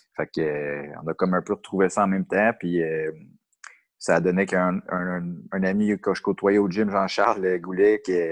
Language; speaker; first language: French; native; French